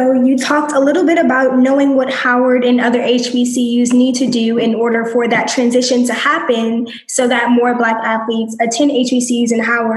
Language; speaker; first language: English; native; English